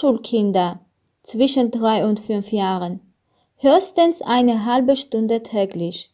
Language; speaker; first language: German; non-native, learner; Armenian